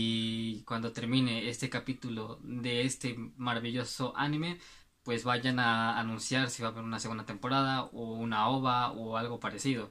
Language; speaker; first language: Spanish; native; Spanish